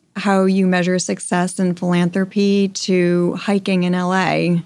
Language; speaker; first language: English; native; English